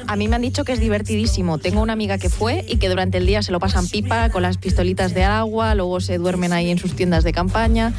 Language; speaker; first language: Spanish; native; Spanish